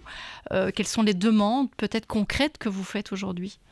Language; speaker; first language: French; native; French